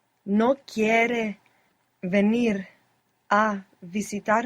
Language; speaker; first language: Spanish; non-native, learner; English